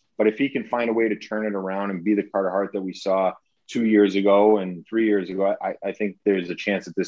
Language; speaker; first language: English; native; English